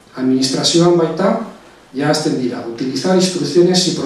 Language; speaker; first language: Spanish; non-native, local second language; Basque